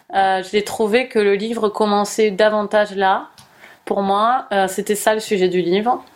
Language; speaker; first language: French; native; French